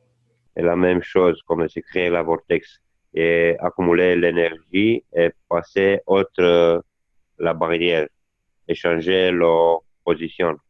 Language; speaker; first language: French; non-native, learner; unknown